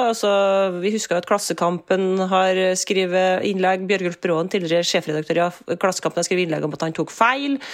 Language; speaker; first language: Norwegian; native; Norwegian